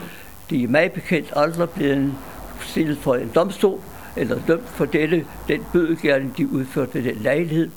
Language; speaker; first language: Danish; native; Danish